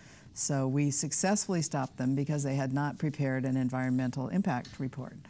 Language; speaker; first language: English; native; English